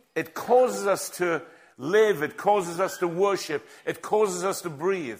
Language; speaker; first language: English; native; English